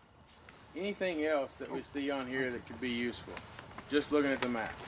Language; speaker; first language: English; native; English